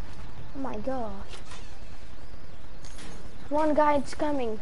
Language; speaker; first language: English; non-native, learner; Portuguese